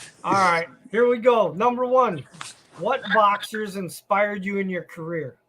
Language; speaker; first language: English; native; English